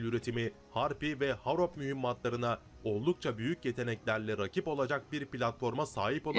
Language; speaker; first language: Turkish; native; Turkish